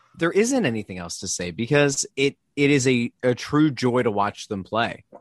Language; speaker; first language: English; native; English